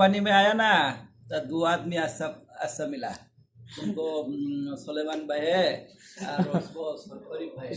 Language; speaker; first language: Hindi; non-native, learner; Bangla